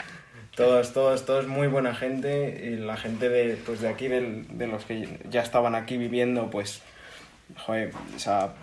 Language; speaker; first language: Spanish; native; Spanish